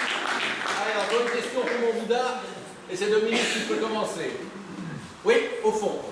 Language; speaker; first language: French; native; French